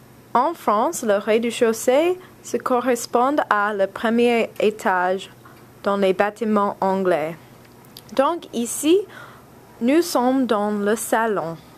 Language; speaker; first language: French; non-native, learner; English